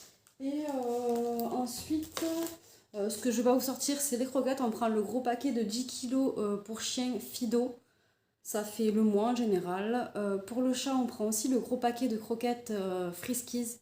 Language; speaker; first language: French; native; French